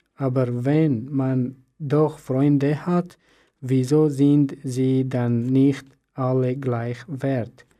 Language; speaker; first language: German; non-native, learner; Persian